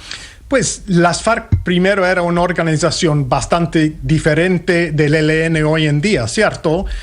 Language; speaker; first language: Spanish; non-native, fluent; English